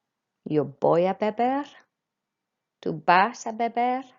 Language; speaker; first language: Spanish; non-native, fluent; English